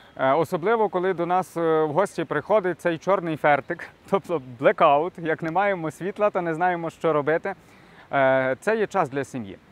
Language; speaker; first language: Ukrainian; native; Ukrainian